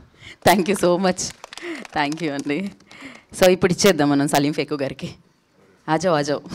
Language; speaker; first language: Telugu; native; Telugu